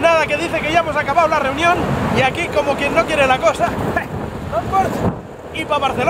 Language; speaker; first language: Spanish; native; Spanish